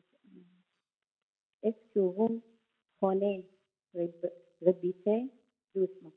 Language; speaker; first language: French; non-native, learner; Arabic